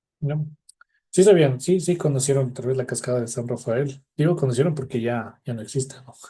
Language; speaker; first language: Spanish; native; Spanish